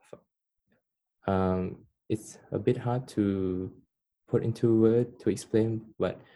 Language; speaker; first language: English; non-native, fluent; Khmer